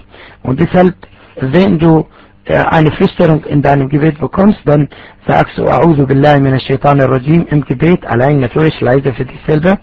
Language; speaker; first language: German; non-native, fluent; Arabic